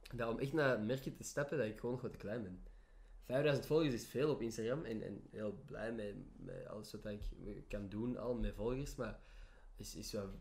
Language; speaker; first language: Dutch; native; Dutch